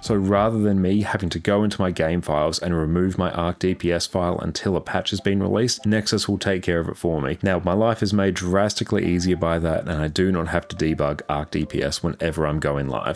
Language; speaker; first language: English; native; English